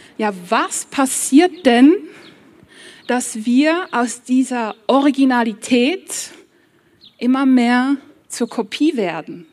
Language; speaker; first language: German; early bilingual, other home language; Polish